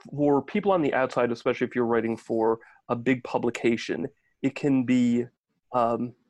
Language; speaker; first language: English; native; English